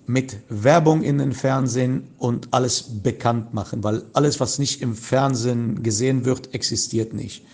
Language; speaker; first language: German; non-native, fluent; Spanish